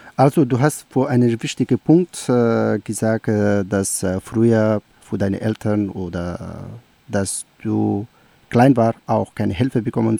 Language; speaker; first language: German; non-native, learner; Persian